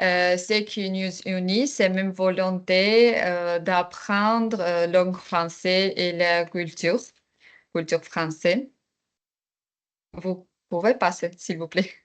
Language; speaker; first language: French; non-native, learner; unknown